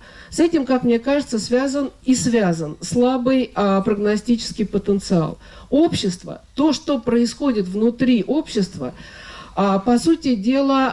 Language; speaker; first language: Russian; native; Russian